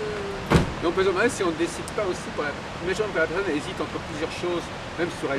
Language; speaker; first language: French; native; French